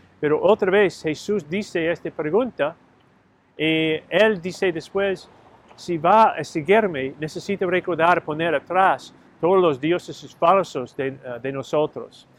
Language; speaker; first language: Spanish; non-native, learner; English